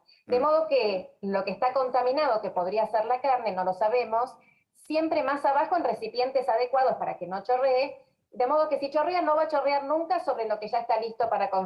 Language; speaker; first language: Spanish; native; Spanish